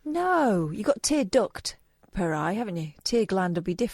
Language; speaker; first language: English; native; English